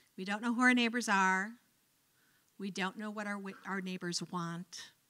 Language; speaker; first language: English; native; English